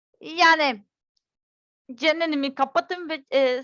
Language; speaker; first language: Turkish; non-native, learner; Serbian